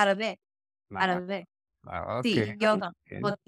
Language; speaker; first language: Spanish; non-native, learner; English